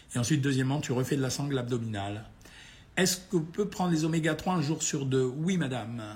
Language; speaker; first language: French; native; French